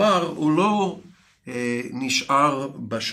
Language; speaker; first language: Hebrew; non-native, fluent; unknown